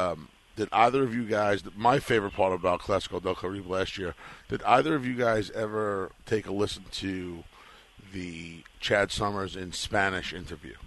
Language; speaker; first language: English; native; English